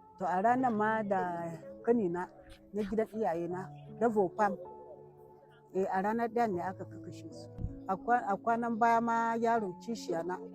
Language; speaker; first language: Hausa; non-native, local second language; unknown